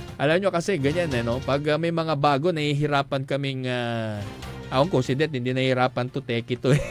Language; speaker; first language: Filipino; non-native, local second language; Iloko